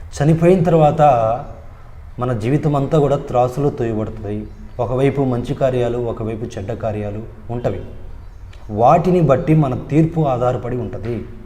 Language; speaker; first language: Telugu; non-native, local second language; Urdu